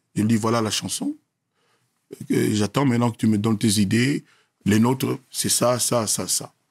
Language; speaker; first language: French; non-native, local second language; Lingala